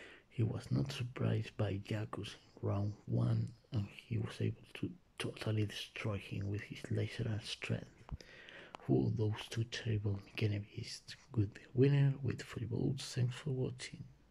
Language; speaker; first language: English; non-native, learner; Spanish